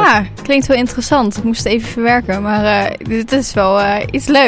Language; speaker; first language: Dutch; native; Dutch